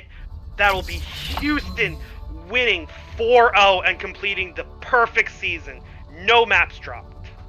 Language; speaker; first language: English; native; English